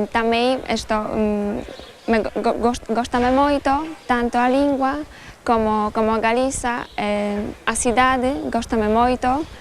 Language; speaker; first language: Portuguese; non-native, fluent; Polish